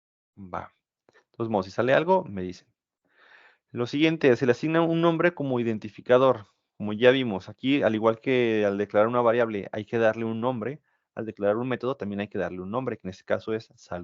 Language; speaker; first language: Spanish; native; Spanish